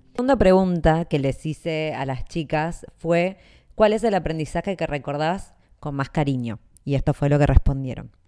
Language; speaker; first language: Spanish; native; Spanish